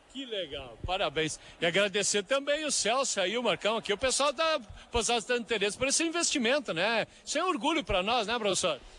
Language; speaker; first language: Portuguese; native; Portuguese